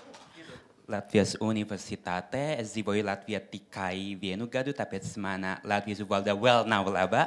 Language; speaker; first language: Latvian; non-native, learner; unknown